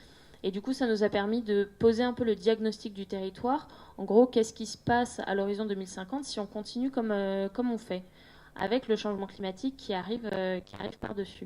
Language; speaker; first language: French; native; French